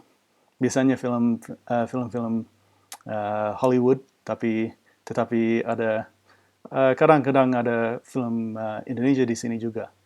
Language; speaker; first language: Indonesian; non-native, fluent; English